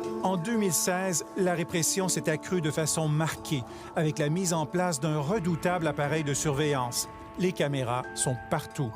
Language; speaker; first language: French; native; French